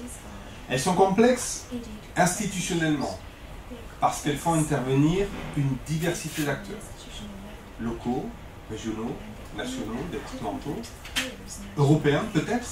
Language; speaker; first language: French; native; French